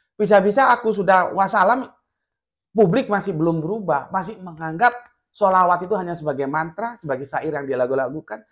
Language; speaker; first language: Indonesian; non-native, local second language; Javanese